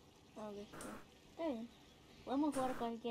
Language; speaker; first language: Spanish; native; Spanish